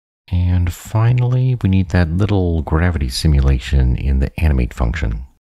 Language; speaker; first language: English; native; English